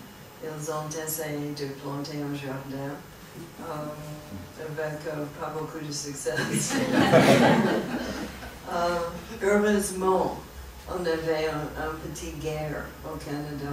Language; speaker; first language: French; non-native, learner; English